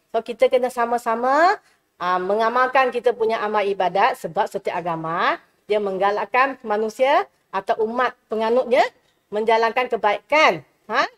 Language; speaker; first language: Malay; non-native, local second language; Chinese